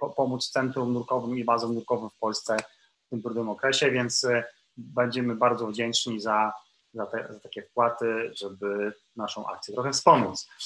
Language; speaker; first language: Polish; native; Polish